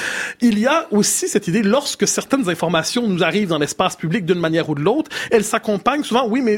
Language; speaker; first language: French; native; French